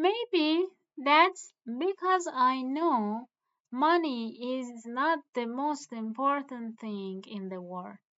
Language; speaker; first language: English; non-native, fluent; Persian